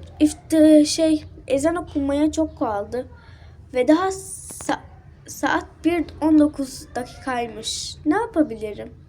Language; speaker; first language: Turkish; early bilingual, other home language; Arabic